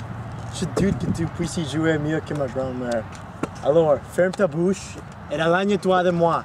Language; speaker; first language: French; non-native, learner; English